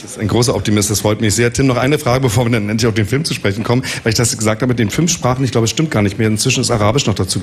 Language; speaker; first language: German; native; German